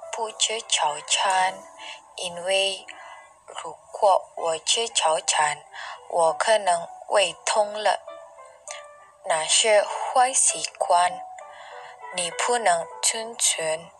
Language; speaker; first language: Chinese; non-native, learner; Indonesian